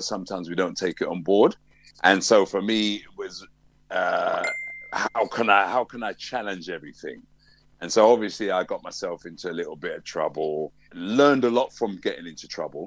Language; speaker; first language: English; native; English